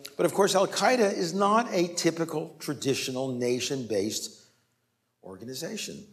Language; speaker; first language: English; native; English